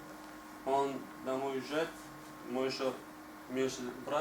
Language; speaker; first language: Russian; non-native, learner; Tajik